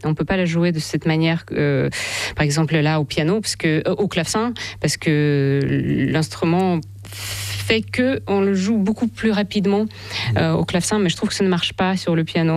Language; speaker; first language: French; non-native, fluent; Russian